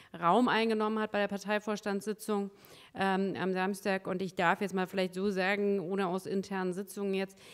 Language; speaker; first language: German; native; German